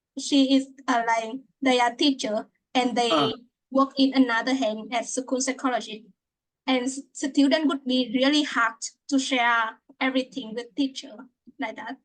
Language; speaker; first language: English; non-native, fluent; Vietnamese